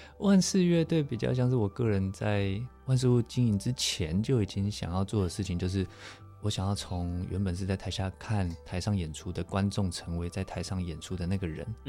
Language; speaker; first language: Chinese; native; Chinese